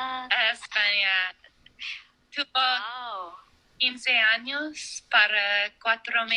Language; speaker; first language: Spanish; non-native, learner; English